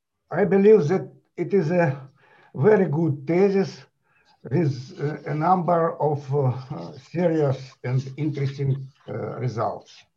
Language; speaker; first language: English; non-native, fluent; Ukrainian